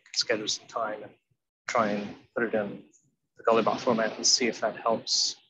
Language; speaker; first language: English; native; English